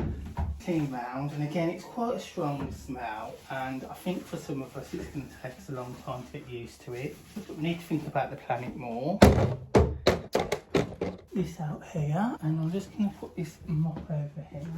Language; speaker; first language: English; native; English